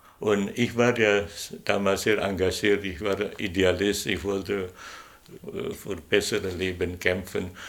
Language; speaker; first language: German; non-native, fluent; Indonesian